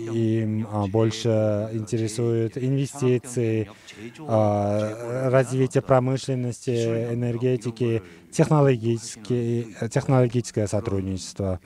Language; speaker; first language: Russian; non-native, fluent; Korean